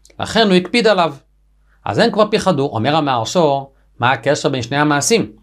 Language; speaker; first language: Hebrew; native; Hebrew